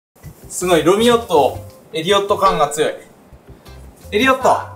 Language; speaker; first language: Japanese; native; Japanese